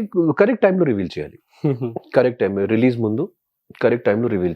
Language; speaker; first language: Telugu; non-native, local second language; Hindi